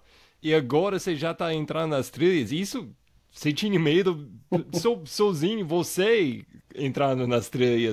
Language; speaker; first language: Portuguese; non-native, fluent; English